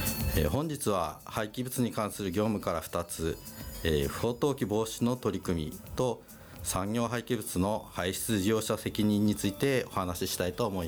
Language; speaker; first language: Japanese; native; Japanese